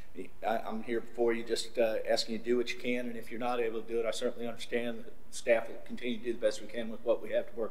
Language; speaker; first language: English; native; English